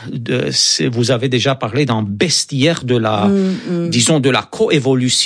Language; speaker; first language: French; non-native, fluent; Romanian